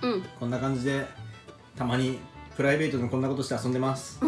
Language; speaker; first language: Japanese; native; Japanese